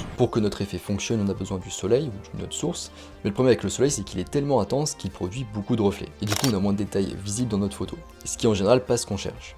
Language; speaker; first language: French; native; French